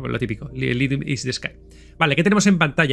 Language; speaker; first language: Spanish; native; Spanish